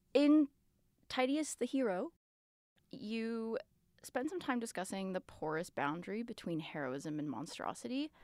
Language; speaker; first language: English; early bilingual, other home language; Portuguese